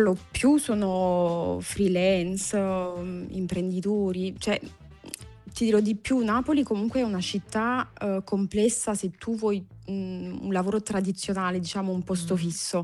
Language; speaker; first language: Italian; non-native, fluent; French